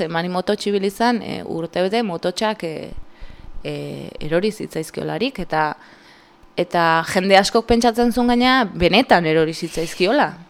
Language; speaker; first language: Basque; native; Basque